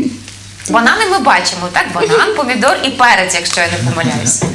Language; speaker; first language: Ukrainian; native; Ukrainian